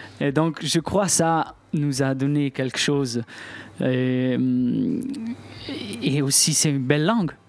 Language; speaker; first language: French; non-native, local second language; Italian